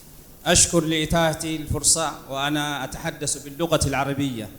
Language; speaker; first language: Arabic; non-native, fluent; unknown